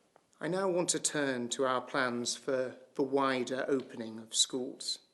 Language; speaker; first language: English; native; English